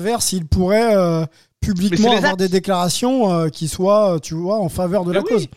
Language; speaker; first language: French; native; French